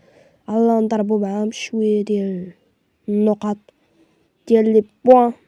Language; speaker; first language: Arabic; native; Arabic